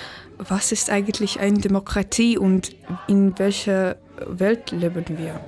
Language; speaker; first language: German; non-native, fluent; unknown